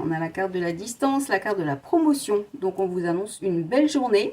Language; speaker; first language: French; native; French